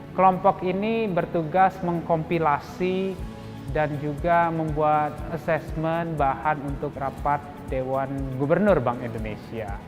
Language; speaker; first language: Indonesian; native; Indonesian